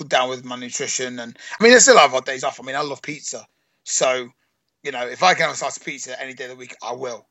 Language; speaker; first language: English; native; English